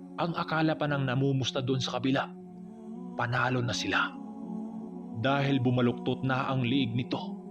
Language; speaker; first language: Filipino; non-native, local second language; Cebuano